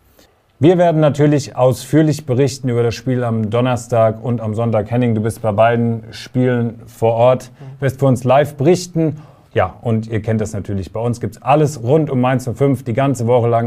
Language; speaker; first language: German; native; German